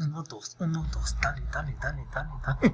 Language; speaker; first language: Spanish; native; Spanish